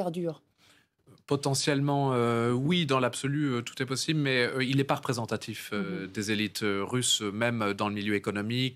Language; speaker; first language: French; native; French